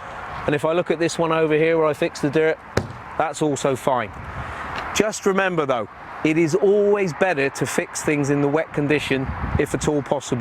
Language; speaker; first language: English; native; English